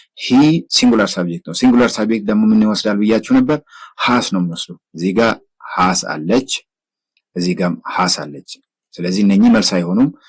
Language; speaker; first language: Amharic; native; Amharic